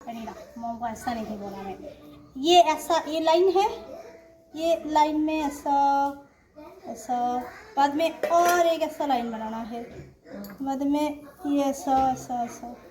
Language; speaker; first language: Hindi; non-native, local second language; Bangla